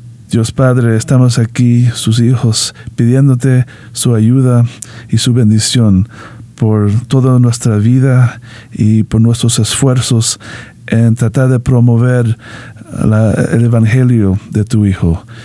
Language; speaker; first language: Spanish; early bilingual, heritage; Spanish